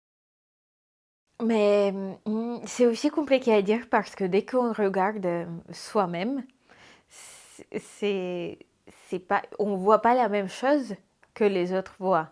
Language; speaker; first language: French; non-native, fluent; Russian